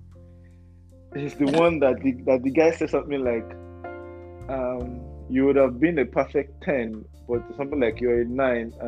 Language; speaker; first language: English; non-native, local second language; Yoruba